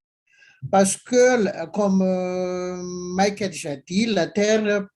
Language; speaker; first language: French; non-native, local second language; Malagasy